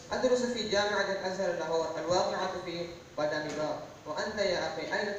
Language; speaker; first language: Arabic; non-native, learner; Urdu